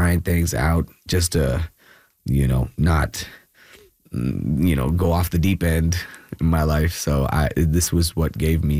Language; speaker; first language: English; non-native, local second language; Malayalam